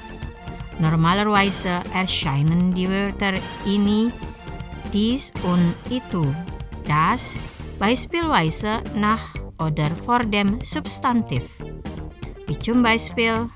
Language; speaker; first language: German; non-native, fluent; Indonesian